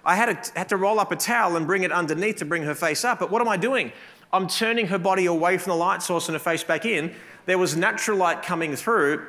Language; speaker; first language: English; native; English